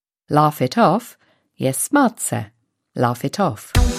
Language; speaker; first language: English; native; English